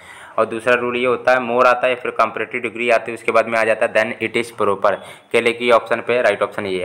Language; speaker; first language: Hindi; native; Hindi